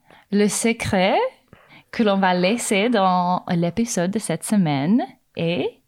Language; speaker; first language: French; non-native, fluent; English